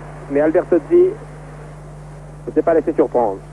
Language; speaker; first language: French; native; French